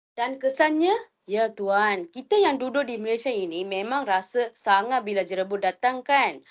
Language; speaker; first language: Malay; non-native, local second language; Tamil